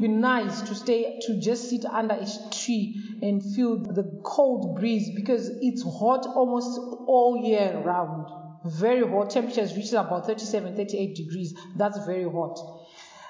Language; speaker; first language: English; non-native, local second language; Shona